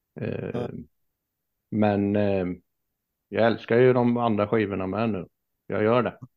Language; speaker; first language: Swedish; native; Swedish